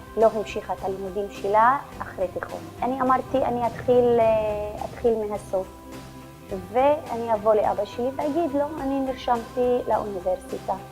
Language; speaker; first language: Hebrew; non-native, local second language; Arabic